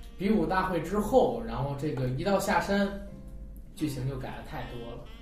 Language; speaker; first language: Chinese; native; Chinese